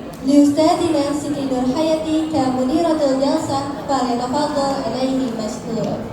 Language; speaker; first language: Arabic; non-native, learner; Indonesian